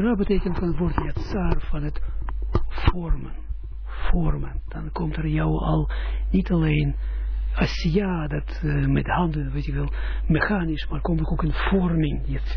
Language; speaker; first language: Dutch; non-native, fluent; Russian